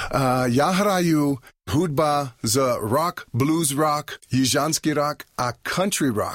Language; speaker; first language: Czech; non-native, learner; English